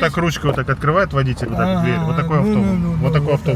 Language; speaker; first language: Russian; native; Russian